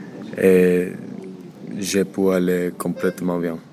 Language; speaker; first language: French; non-native, learner; English